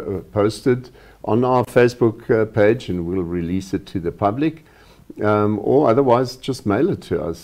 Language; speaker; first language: English; non-native, local second language; German